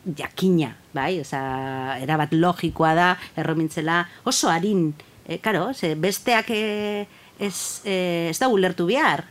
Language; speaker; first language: Basque; native; Basque